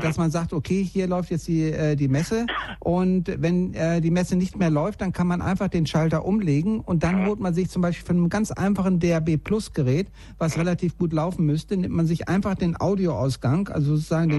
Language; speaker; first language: German; native; German